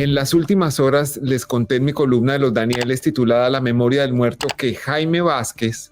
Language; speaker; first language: Spanish; native; Spanish